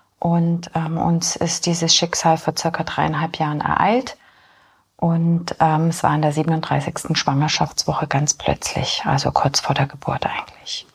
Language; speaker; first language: German; early bilingual, other home language; Polish